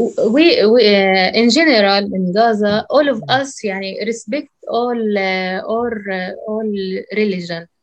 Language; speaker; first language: English; non-native, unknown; Arabic